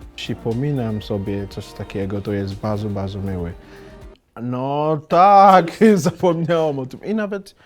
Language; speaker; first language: Polish; non-native, fluent; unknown